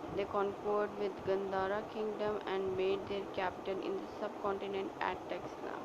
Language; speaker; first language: English; non-native, local second language; Urdu